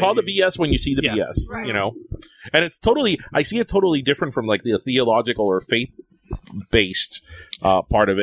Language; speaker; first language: English; early bilingual, other home language; Spanish